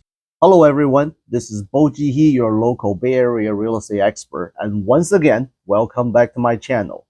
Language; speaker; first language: English; non-native, fluent; Chinese